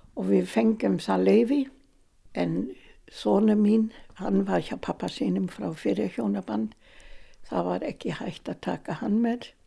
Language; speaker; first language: Icelandic; non-native, fluent; German